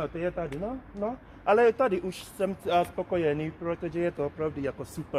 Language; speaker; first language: Czech; non-native, learner; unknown